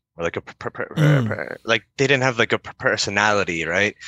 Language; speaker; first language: English; native; English